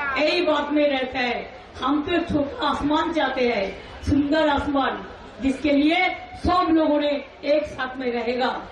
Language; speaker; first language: Hindi; non-native, local second language; Bangla